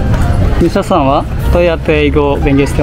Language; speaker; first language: Japanese; non-native, learner; Indonesian